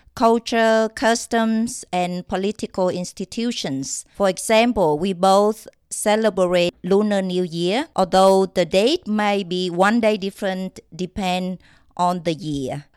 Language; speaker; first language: English; non-native, fluent; Vietnamese